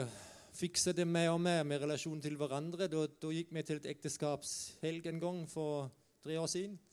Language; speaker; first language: Norwegian; non-native, fluent; German